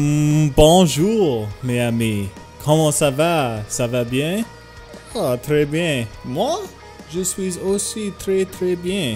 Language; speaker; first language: French; non-native, learner; English